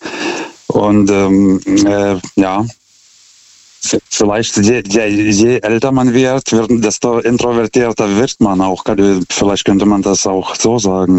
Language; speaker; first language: German; non-native, fluent; Lithuanian